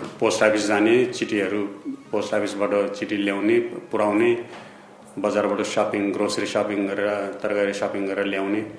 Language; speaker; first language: Nepali; non-native, local second language; Eastern Tamang